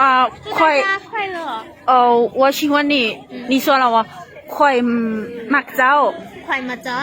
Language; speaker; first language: Chinese; non-native, fluent; Lao